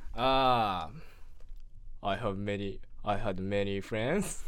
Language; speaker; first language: English; non-native, learner; Japanese